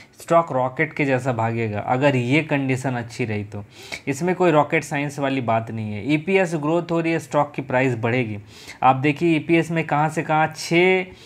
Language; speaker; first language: Hindi; native; Hindi